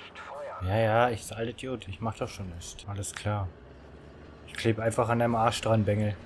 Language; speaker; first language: German; native; German